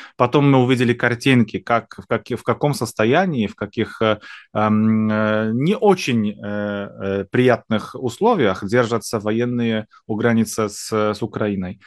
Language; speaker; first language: Russian; non-native, fluent; Polish